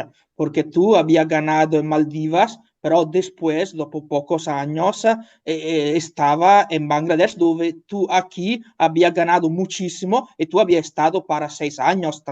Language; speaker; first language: Spanish; non-native, learner; Italian